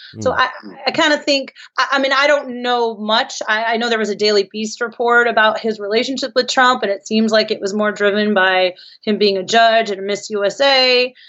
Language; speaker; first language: English; native; English